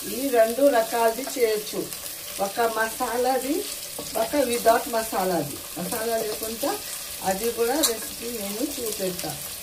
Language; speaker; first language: Telugu; non-native, local second language; Urdu